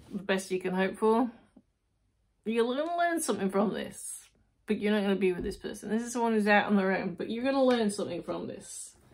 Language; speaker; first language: English; native; English